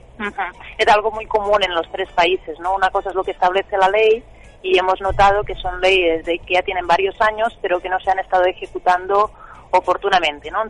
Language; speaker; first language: Spanish; non-native, local second language; Catalan